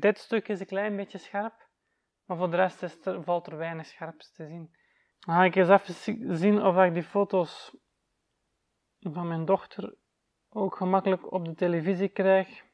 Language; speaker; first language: Dutch; native; Dutch